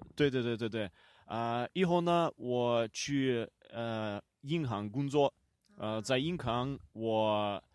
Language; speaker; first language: Chinese; non-native, learner; Ukrainian